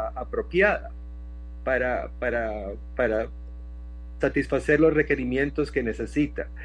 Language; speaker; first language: Spanish; native; Spanish